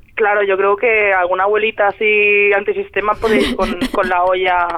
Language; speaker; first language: Spanish; native; Spanish